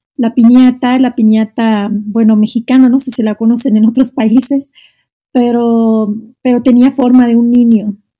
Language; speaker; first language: Spanish; non-native, fluent; Arabic